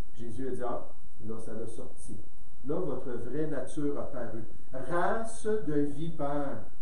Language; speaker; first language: French; native; French